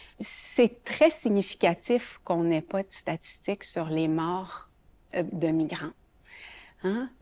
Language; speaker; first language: French; native; French